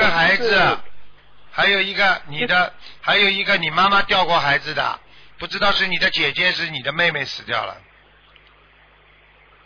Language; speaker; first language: Chinese; native; Chinese